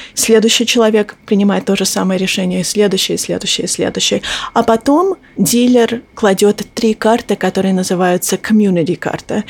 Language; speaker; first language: Russian; early bilingual, heritage; Russian